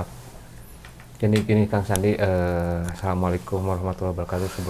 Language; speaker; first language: Indonesian; non-native, local second language; Sundanese